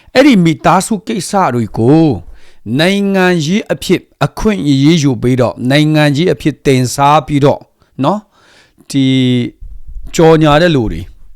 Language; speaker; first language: Burmese; non-native, local second language; Hakha Chin